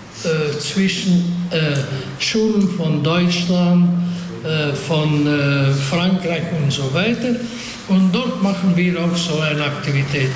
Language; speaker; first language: German; non-native, fluent; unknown